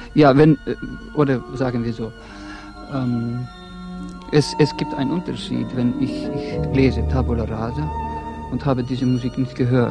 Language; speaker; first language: German; non-native, fluent; Estonian